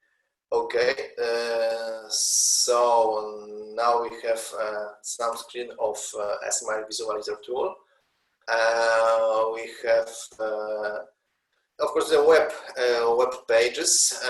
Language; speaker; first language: English; non-native, learner; Polish